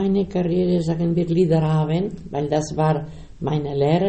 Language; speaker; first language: German; non-native, learner; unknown